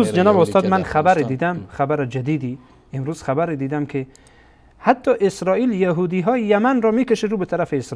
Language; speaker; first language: Persian; native; Persian